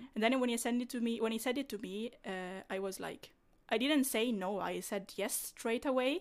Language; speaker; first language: English; non-native, fluent; Italian